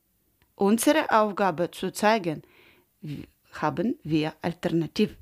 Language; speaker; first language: German; non-native, learner; Ukrainian